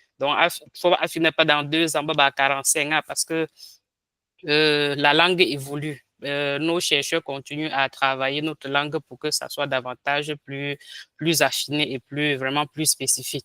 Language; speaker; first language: French; non-native, local second language; Ghomala